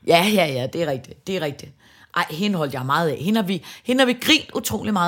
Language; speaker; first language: Danish; native; Danish